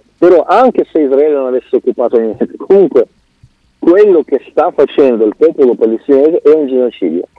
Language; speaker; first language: Italian; non-native, fluent; Russian